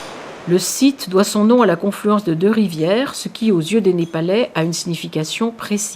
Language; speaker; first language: French; native; French